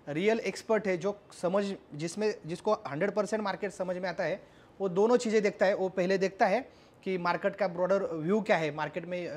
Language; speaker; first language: Hindi; non-native, local second language; Marathi